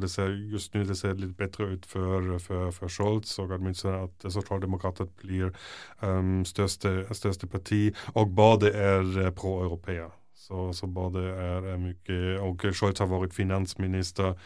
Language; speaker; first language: Norwegian; non-native, fluent; German